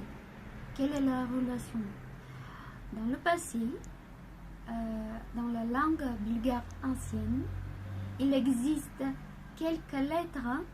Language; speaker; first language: French; non-native, fluent; Bulgarian